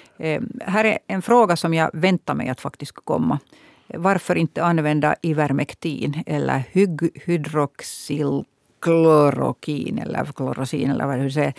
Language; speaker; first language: Swedish; native; Swedish